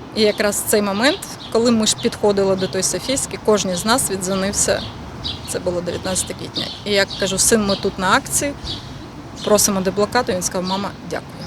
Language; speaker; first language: Ukrainian; non-native, local second language; Russian